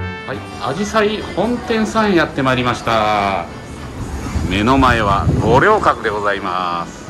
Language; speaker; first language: Japanese; native; Japanese